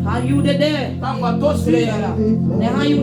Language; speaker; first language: Swedish; non-native, learner; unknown